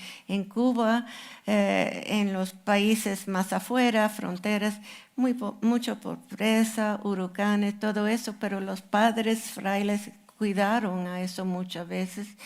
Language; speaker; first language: Spanish; non-native, fluent; English